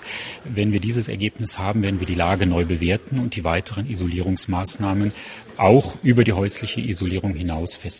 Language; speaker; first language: German; native; German